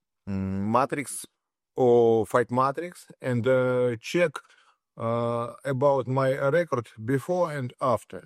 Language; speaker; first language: English; non-native, learner; Russian